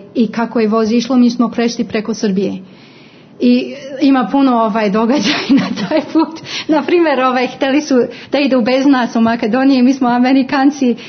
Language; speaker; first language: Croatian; non-native, fluent; English